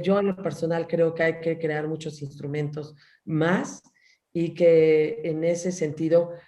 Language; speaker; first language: Spanish; native; Spanish